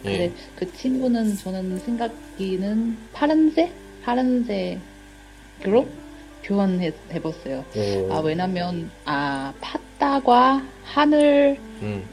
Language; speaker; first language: Korean; non-native, learner; Chinese